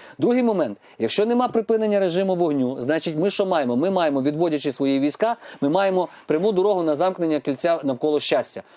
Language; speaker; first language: Ukrainian; native; Ukrainian